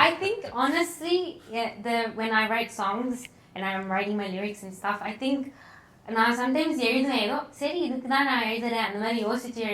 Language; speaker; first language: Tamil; early bilingual, heritage; Tamil